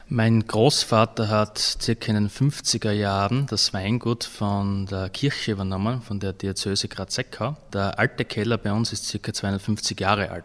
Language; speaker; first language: German; native; German